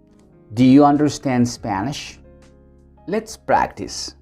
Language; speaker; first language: English; non-native, fluent; Spanish